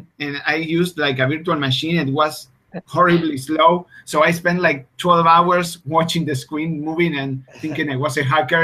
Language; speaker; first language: English; non-native, fluent; Spanish